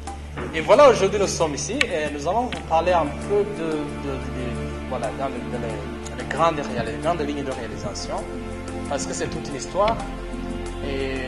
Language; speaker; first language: French; non-native, local second language; Rundi